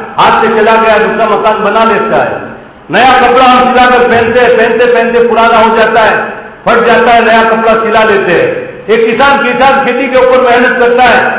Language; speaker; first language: Urdu; non-native, local second language; Gujarati